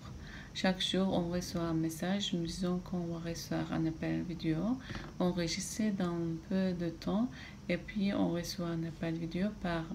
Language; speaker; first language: French; non-native, fluent; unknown